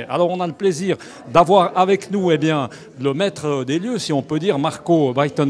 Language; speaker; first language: French; native; French